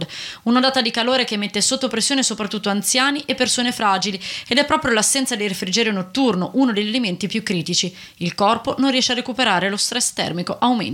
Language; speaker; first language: Italian; native; Italian